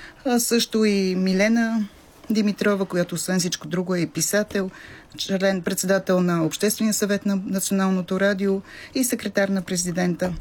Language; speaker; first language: Bulgarian; native; Bulgarian